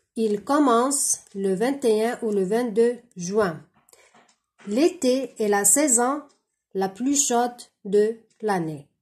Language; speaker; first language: French; non-native, local second language; Arabic